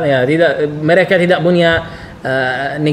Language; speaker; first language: Indonesian; non-native, learner; Arabic